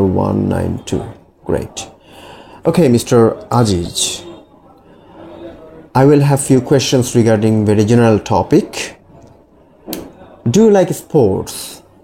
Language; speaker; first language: English; non-native, fluent; Bangla